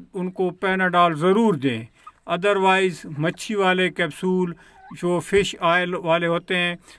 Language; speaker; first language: Urdu; non-native, local second language; Punjabi